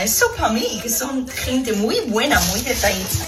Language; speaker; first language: Spanish; non-native, fluent; English